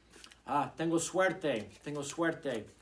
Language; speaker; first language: Spanish; non-native, fluent; English